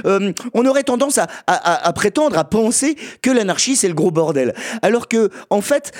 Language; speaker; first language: French; native; French